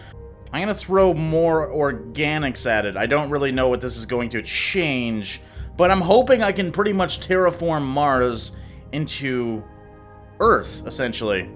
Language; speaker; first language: English; native; English